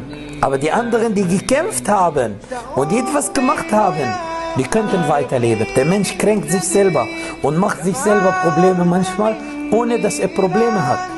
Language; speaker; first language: German; non-native, fluent; Arabic